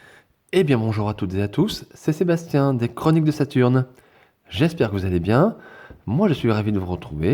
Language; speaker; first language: French; native; French